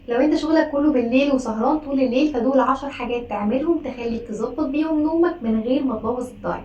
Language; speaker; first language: Arabic; native; Arabic